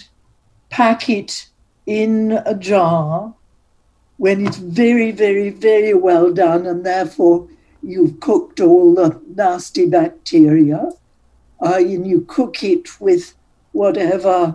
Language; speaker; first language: English; native; English